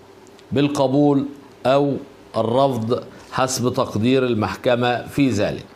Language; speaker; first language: Arabic; native; Arabic